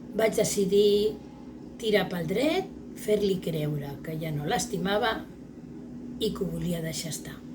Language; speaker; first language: Catalan; non-native, local second language; Spanish